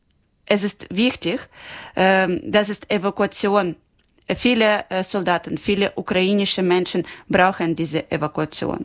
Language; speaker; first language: German; non-native, learner; Ukrainian